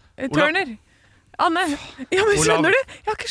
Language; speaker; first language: Norwegian; native; Norwegian